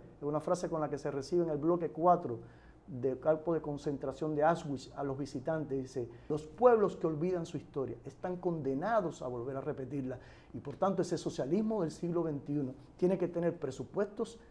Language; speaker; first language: Spanish; native; Spanish